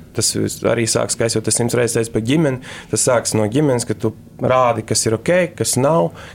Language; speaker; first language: Latvian; non-native, local second language; Russian